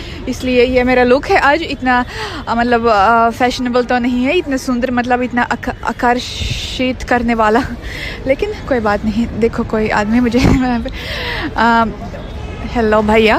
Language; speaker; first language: Hindi; non-native, fluent; Russian